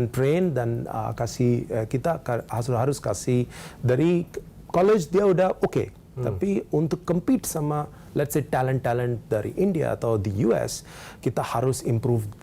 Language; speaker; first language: Indonesian; non-native, learner; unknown